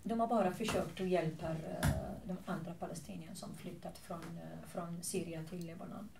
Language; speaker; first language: Swedish; non-native, fluent; Arabic